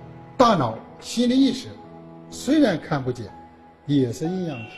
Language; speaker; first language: Chinese; native; Chinese